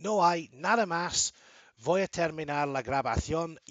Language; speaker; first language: Spanish; non-native, fluent; English